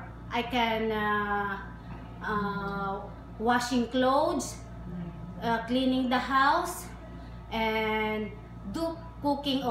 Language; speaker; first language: English; non-native, learner; Hiligaynon